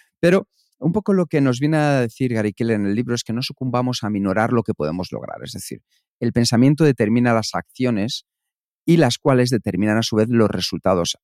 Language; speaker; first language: Spanish; native; Spanish